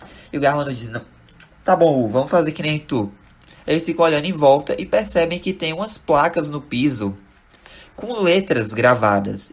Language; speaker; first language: Portuguese; native; Portuguese